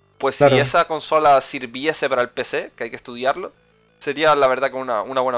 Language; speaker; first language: Spanish; native; Spanish